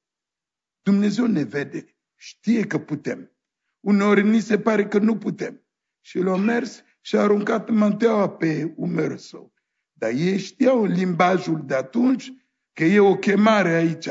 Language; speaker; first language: Romanian; non-native, fluent; French